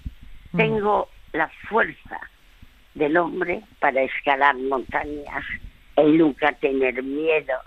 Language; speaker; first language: Spanish; early bilingual, other home language; French